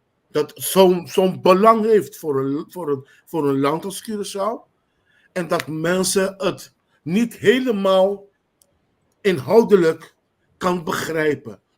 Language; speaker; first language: Dutch; non-native, local second language; Papiamento